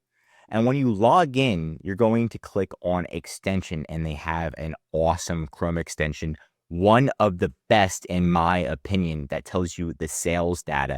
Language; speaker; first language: English; native; English